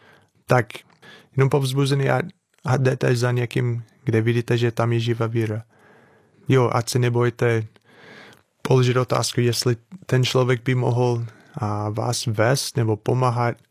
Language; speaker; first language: Czech; non-native, fluent; English